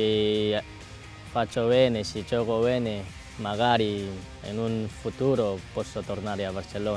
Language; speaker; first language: Italian; non-native, learner; Korean